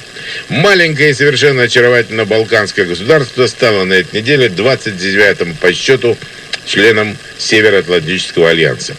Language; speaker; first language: Russian; native; Russian